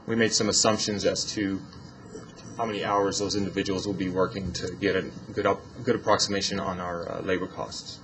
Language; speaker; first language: English; non-native, fluent; Polish